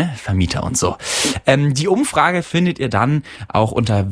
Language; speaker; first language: German; native; German